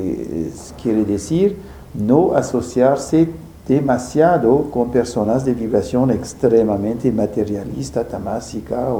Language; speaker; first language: Spanish; non-native, fluent; French